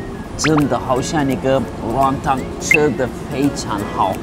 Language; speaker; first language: Chinese; non-native, fluent; Turkish